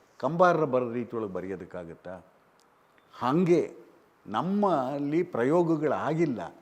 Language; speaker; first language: Kannada; native; Kannada